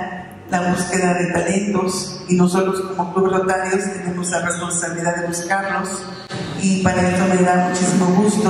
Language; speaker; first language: Spanish; native; Spanish